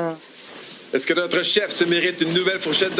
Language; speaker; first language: French; native; French